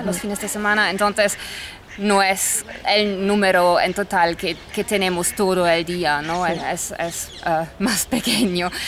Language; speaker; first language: Spanish; non-native, fluent; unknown